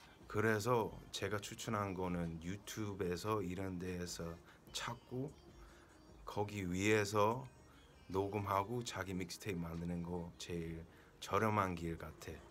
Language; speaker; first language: Korean; early bilingual, heritage; Korean